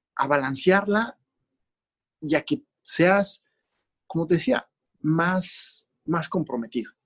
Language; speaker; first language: Spanish; native; Spanish